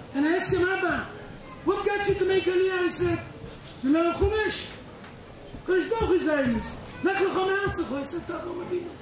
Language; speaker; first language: English; non-native, fluent; Hebrew